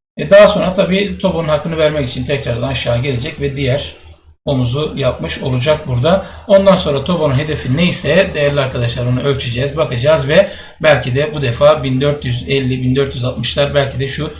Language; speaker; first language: Turkish; native; Turkish